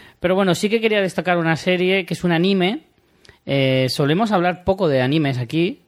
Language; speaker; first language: Spanish; native; Spanish